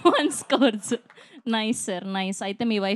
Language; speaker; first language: Telugu; native; Telugu